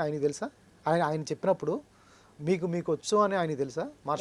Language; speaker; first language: Telugu; native; Telugu